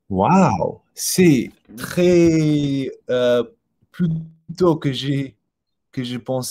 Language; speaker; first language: French; non-native, learner; English